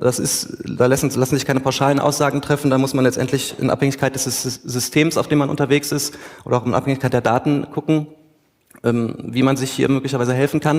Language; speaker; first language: German; native; German